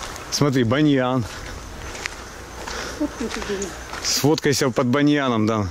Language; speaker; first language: Russian; native; Russian